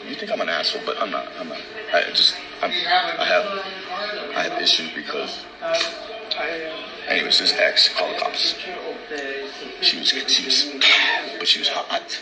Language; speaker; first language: English; native; English